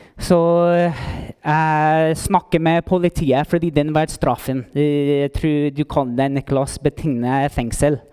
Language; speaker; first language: Norwegian; non-native, fluent; English